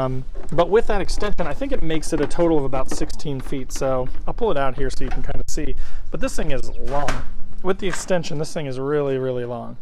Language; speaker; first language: English; native; English